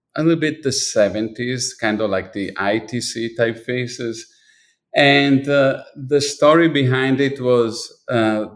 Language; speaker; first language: English; non-native, fluent; Italian